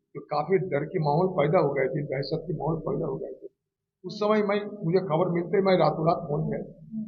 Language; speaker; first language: Hindi; non-native, local second language; Bangla